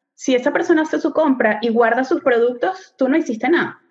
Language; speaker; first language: Spanish; native; Spanish